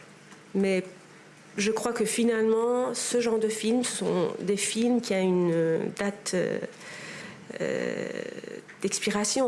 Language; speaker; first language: French; non-native, fluent; Persian